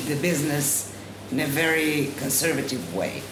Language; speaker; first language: English; non-native, fluent; Portuguese